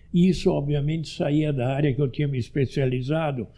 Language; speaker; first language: Portuguese; early bilingual, other home language; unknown